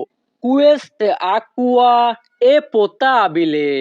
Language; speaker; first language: Italian; non-native, fluent; Bangla